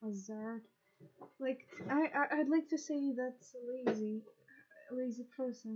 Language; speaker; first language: English; non-native, learner; Russian